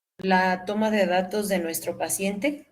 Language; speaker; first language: Spanish; native; Spanish